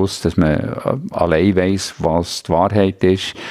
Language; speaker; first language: German; early bilingual, other home language; Swedish